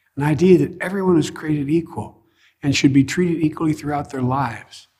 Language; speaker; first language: English; native; English